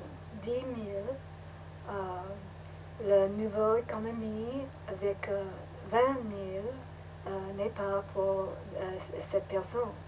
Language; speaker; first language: French; non-native, learner; English